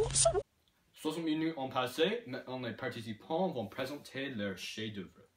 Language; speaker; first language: French; non-native, learner; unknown